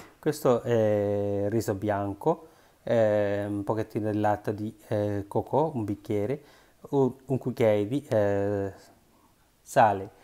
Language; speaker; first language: Italian; non-native, learner; Sinhala